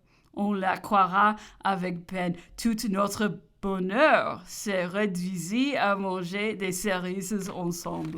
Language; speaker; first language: French; non-native, learner; English